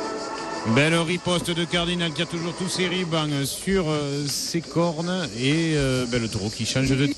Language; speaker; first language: French; native; French